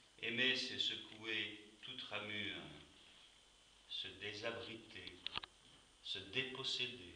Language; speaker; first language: French; native; French